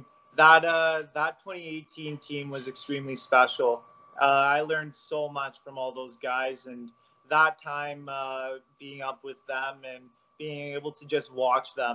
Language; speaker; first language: English; native; English